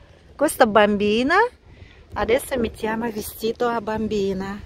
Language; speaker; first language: Italian; non-native, learner; Russian